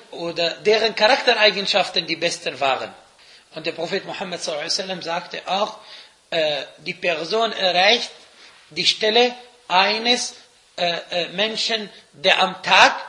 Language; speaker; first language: German; non-native, fluent; Arabic